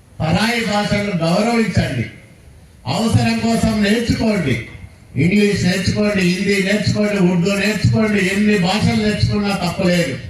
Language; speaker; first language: Telugu; native; Telugu